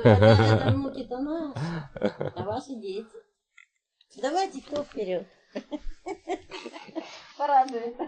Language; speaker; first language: Russian; native; Russian